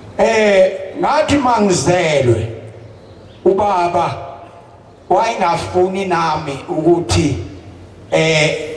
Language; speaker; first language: Zulu; native; Zulu